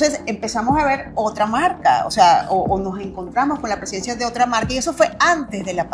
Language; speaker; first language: Spanish; native; Spanish